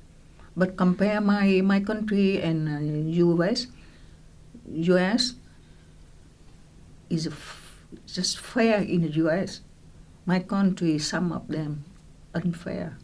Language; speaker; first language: English; non-native, local second language; Vietnamese